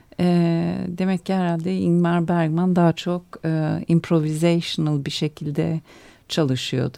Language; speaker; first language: Turkish; early bilingual, heritage; Turkish